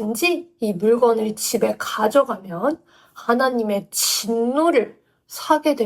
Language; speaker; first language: Korean; native; Korean